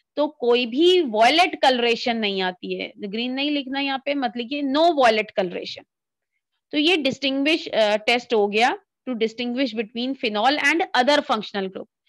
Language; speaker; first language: Hindi; native; Hindi